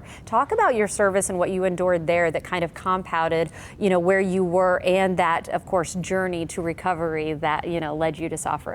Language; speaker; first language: English; native; English